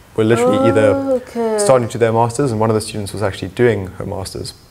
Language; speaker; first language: English; native; English